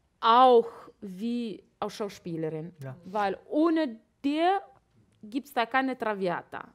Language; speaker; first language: German; non-native, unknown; Latvian